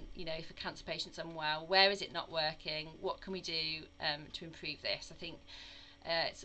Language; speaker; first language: English; native; English